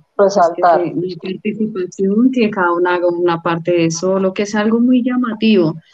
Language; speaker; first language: Spanish; native; Spanish